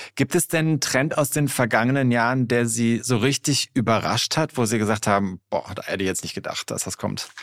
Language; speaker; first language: German; native; German